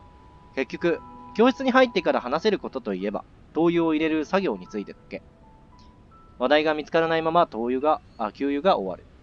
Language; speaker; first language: Japanese; native; Japanese